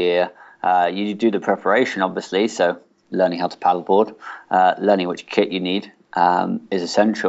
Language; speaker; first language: English; native; English